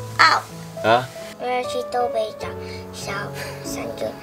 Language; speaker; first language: Chinese; early bilingual, heritage; Chinese